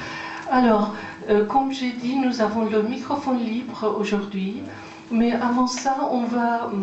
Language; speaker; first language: French; non-native, fluent; Persian